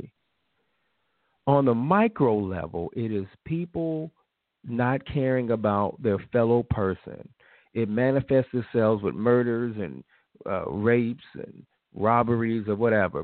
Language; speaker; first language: English; native; English